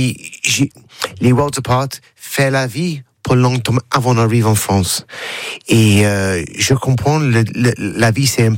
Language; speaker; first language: French; non-native, learner; English